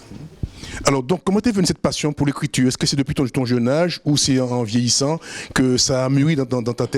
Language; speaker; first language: French; native; French